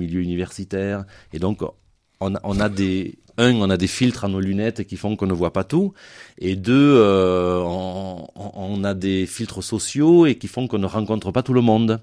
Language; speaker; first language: French; native; French